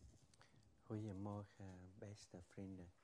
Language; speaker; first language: Dutch; non-native, fluent; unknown